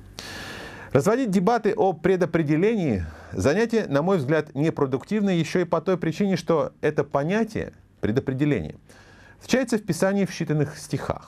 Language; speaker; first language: Russian; native; Russian